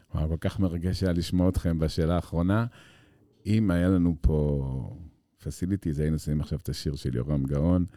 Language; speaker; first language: Hebrew; native; Hebrew